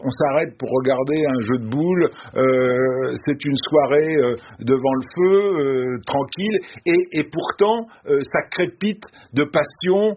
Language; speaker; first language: French; native; French